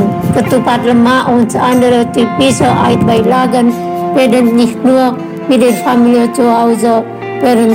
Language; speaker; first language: German; non-native, learner; Indonesian